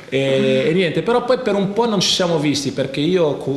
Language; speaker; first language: Italian; non-native, fluent; Portuguese